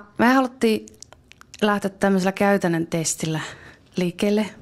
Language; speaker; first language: Finnish; native; Finnish